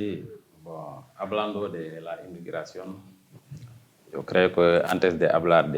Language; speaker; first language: Spanish; non-native, fluent; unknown